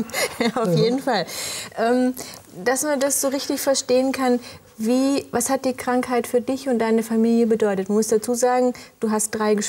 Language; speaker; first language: German; native; German